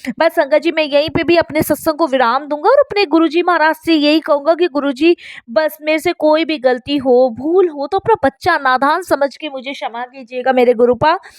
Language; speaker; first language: Hindi; native; Hindi